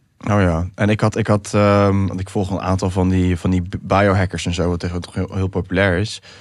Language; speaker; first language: Dutch; early bilingual, other home language; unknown